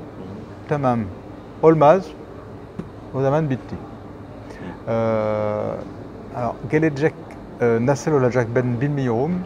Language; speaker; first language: Turkish; non-native, learner; French